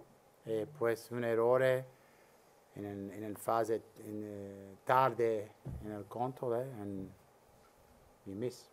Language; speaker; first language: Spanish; non-native, learner; English